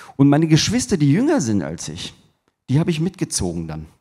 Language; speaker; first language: German; early bilingual, other home language; Turkish